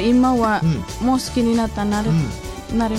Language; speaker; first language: Japanese; non-native, learner; Indonesian